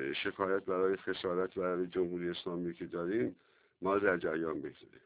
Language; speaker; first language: Persian; native; Persian